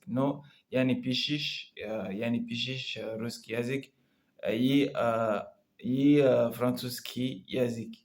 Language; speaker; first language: Russian; non-native, learner; Comorian